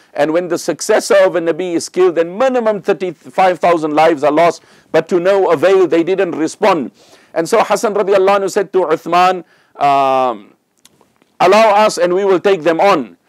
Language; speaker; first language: English; native; English